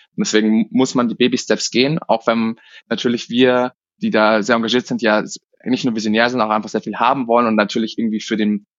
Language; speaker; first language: German; native; German